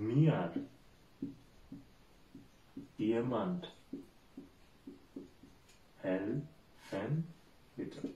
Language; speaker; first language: German; non-native, fluent; Bangla